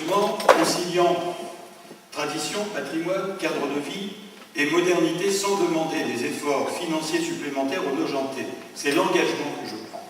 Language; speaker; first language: French; native; French